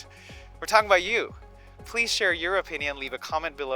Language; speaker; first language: English; native; English